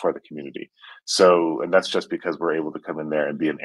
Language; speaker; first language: English; native; English